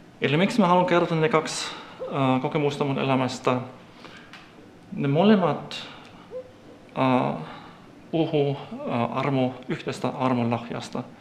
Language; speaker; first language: Finnish; non-native, fluent; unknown